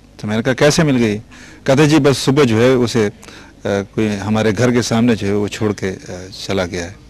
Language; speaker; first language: Urdu; non-native, local second language; Punjabi